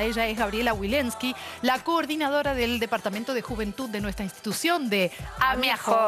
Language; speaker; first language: Spanish; native; Spanish